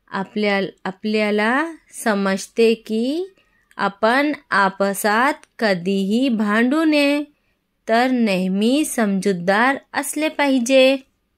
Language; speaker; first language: Marathi; non-native, local second language; Urdu